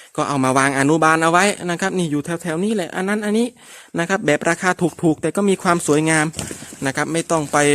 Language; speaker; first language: Thai; non-native, local second language; Northern Khmer